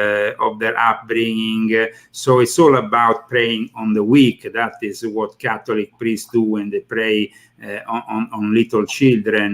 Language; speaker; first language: English; non-native, fluent; Italian